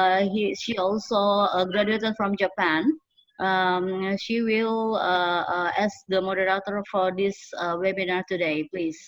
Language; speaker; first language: English; non-native, fluent; Indonesian